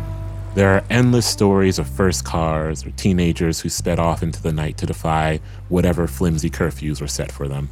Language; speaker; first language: English; native; English